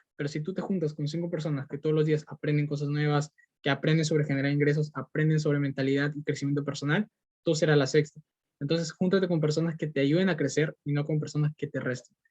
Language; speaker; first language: Spanish; native; Spanish